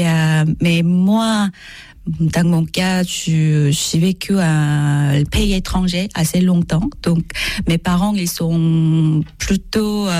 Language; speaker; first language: French; non-native, learner; Korean